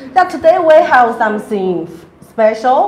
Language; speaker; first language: English; non-native, learner; Chinese